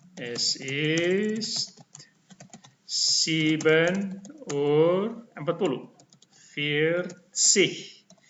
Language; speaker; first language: German; non-native, fluent; Indonesian